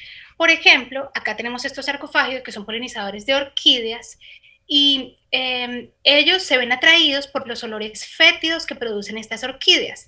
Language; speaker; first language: Spanish; native; Spanish